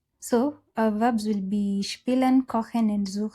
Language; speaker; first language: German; non-native, fluent; English